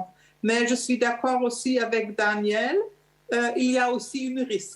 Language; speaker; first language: French; non-native, fluent; German